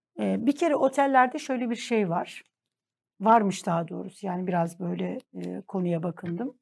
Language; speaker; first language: Turkish; native; Turkish